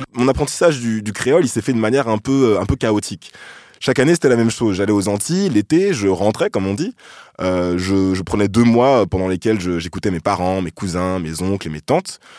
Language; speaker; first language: French; native; French